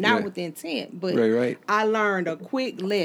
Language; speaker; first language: English; native; English